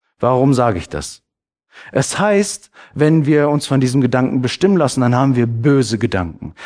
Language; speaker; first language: German; early bilingual, other home language; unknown